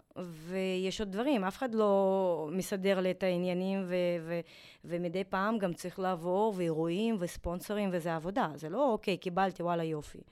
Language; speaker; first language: Hebrew; non-native, fluent; Russian